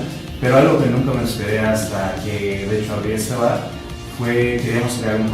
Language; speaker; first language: Spanish; native; Spanish